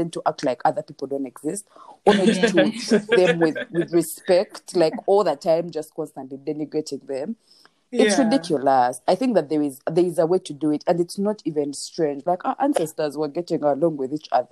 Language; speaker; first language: English; non-native, local second language; Nyankole